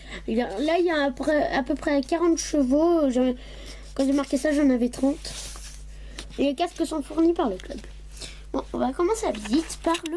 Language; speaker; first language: French; native; French